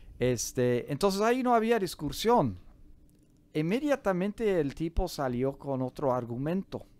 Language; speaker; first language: Spanish; non-native, fluent; English